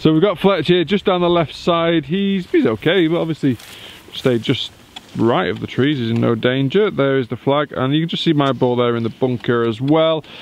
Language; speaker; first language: English; native; English